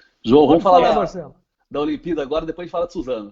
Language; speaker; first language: Portuguese; native; Portuguese